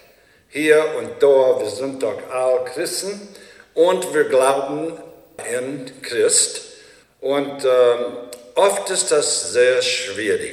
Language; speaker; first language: German; early bilingual, heritage; Low German